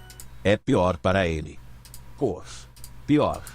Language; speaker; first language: Portuguese; non-native, learner; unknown